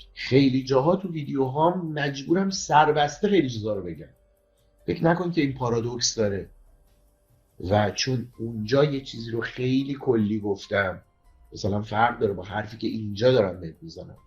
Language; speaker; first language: Persian; native; Persian